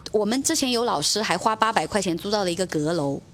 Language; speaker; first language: Chinese; native; Chinese